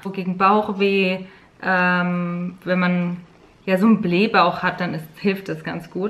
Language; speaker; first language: German; native; German